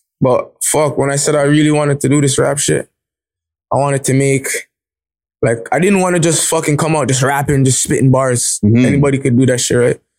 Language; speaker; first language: English; native; English